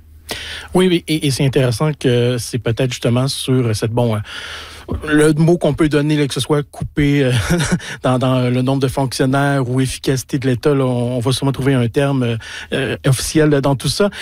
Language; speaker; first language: French; native; French